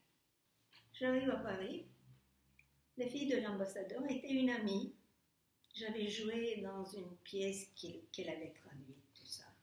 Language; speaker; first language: French; non-native, fluent; Turkish